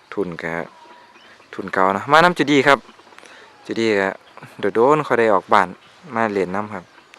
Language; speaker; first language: Thai; native; Thai